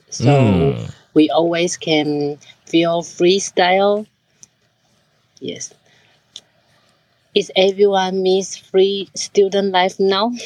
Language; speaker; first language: English; non-native, learner; Chinese